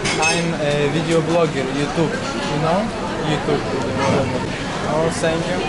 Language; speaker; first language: English; non-native, learner; Ukrainian